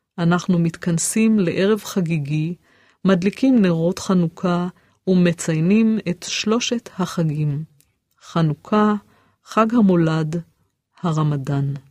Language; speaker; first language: Hebrew; native; Hebrew